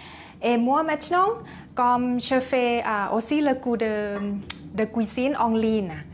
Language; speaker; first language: French; non-native, learner; Thai